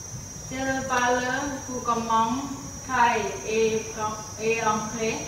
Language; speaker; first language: French; non-native, learner; Thai